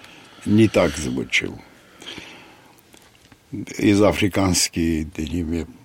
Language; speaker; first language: Russian; non-native, fluent; Armenian